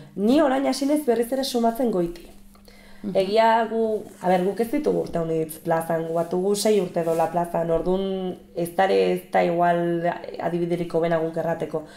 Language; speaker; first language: Basque; native; Basque